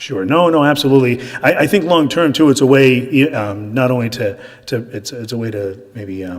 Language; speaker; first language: English; native; English